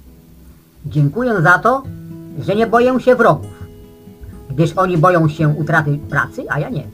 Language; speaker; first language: Polish; native; Polish